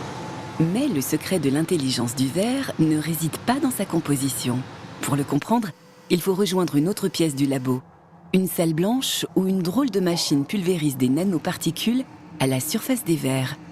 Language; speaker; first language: French; native; French